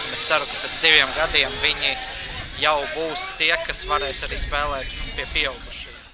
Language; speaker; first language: Latvian; native; Latvian